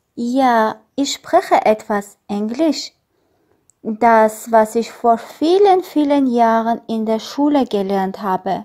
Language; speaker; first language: German; non-native, fluent; Armenian